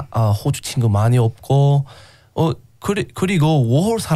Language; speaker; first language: Korean; non-native, learner; English